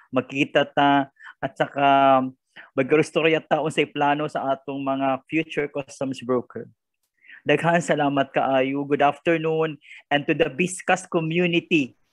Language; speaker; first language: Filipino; non-native, local second language; Cebuano